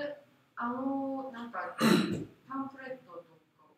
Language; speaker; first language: Japanese; non-native, fluent; Korean